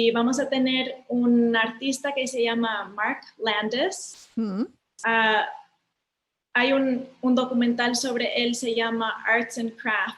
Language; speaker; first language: Spanish; early bilingual, heritage; Spanish